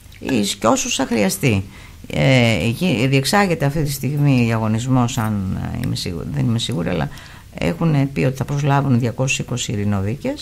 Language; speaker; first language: Greek; native; Greek